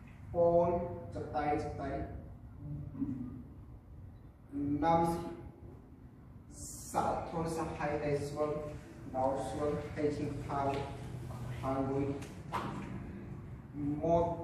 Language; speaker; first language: Vietnamese; non-native, learner; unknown